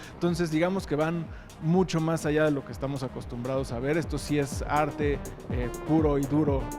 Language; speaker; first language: Spanish; native; Spanish